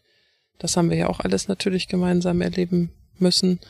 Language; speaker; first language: German; native; German